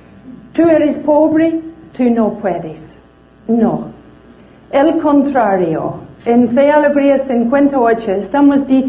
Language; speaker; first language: Spanish; non-native, fluent; English